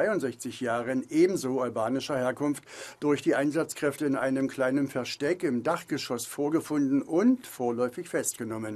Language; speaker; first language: German; native; German